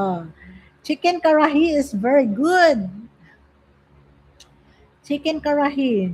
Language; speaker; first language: English; non-native, local second language; Filipino